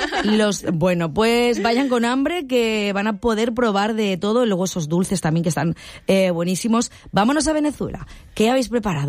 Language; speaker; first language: Spanish; native; Spanish